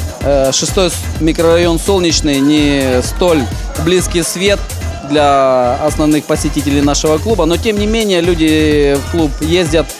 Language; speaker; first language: Russian; native; Russian